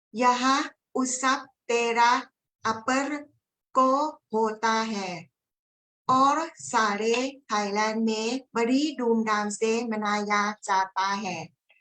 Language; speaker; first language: Hindi; non-native, learner; Thai